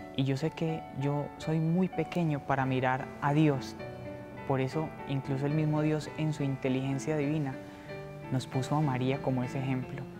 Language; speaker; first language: Spanish; native; Spanish